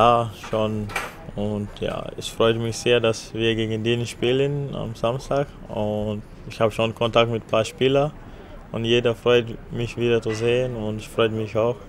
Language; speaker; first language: German; non-native, fluent; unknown